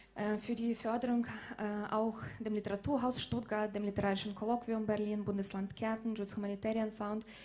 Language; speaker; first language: German; non-native, fluent; Ukrainian